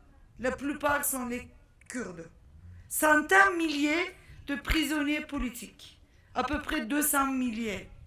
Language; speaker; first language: French; non-native, fluent; Turkish